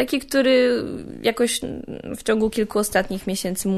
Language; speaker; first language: Polish; native; Polish